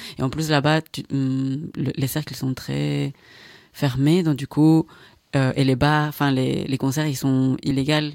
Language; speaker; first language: French; non-native, fluent; Spanish